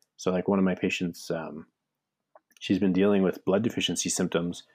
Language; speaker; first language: English; native; English